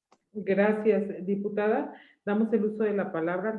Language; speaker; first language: Spanish; native; Spanish